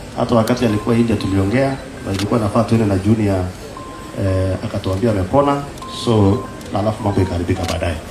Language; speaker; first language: Swahili; non-native, local second language; Kalenjin